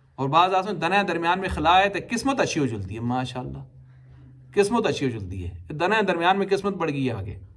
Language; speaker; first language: Urdu; non-native, local second language; Punjabi